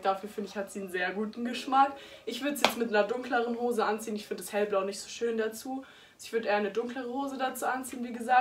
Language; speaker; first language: German; native; German